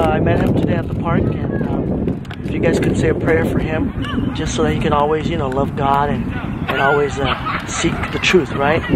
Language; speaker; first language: English; early bilingual, other home language; Spanish